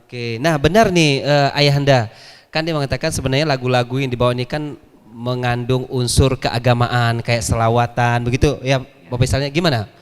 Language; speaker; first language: Malay; native; Malay